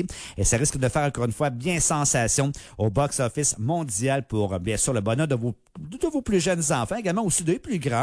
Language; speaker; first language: French; native; French